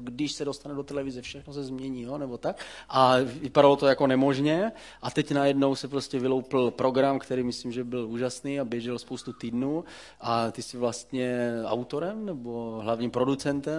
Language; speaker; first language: Czech; native; Czech